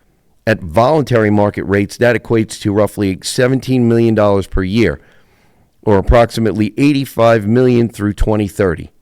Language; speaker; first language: English; native; English